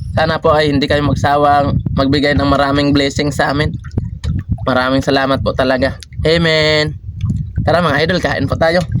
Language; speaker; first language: Filipino; non-native, local second language; Masbatenyo